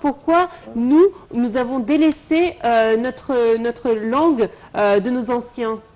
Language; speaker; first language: French; non-native, fluent; Arabic